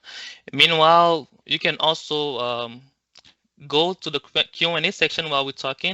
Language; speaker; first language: English; non-native, local second language; French